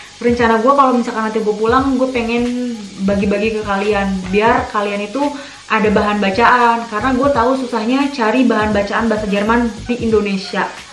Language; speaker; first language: Indonesian; native; Indonesian